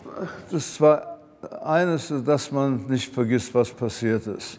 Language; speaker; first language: German; early bilingual, heritage; German